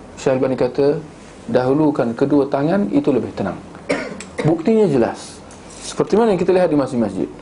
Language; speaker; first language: Malay; native; Malay